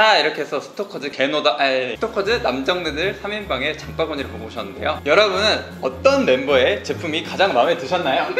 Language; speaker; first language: Korean; native; Korean